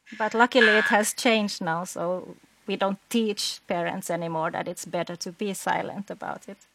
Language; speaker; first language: English; non-native, fluent; Swedish